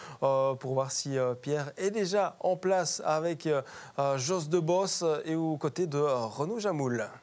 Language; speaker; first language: French; native; French